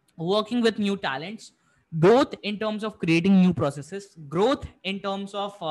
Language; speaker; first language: English; non-native, local second language; Hindi